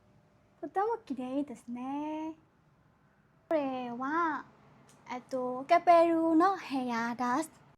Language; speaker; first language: Japanese; non-native, learner; Burmese